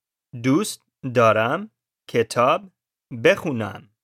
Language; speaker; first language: Persian; non-native, learner; English